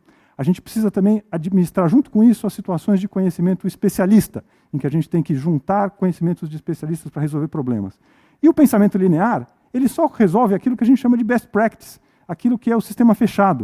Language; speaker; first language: Portuguese; native; Portuguese